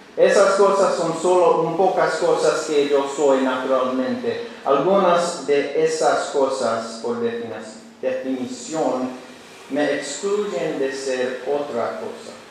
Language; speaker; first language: Spanish; non-native, learner; English